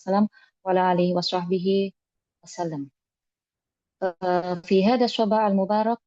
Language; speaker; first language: Arabic; non-native, learner; Indonesian